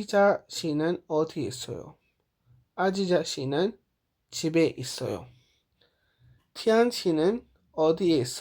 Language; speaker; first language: Korean; non-native, fluent; Hindi